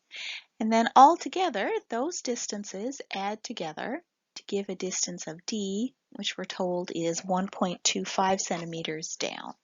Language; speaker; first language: English; native; English